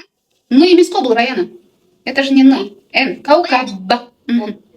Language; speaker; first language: Russian; non-native, local second language; Kazakh